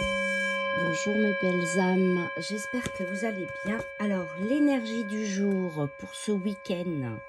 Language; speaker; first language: French; native; French